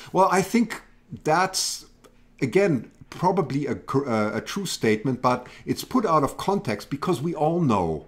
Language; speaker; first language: English; native; English